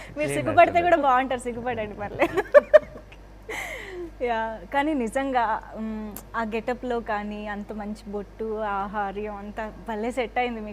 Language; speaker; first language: Telugu; native; Telugu